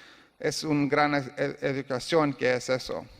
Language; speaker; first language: Spanish; non-native, learner; English